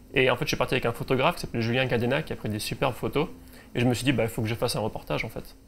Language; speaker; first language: French; native; French